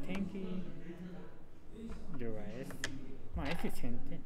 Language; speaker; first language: Portuguese; non-native, learner; Japanese